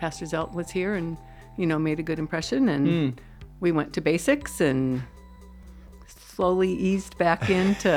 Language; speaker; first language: English; native; English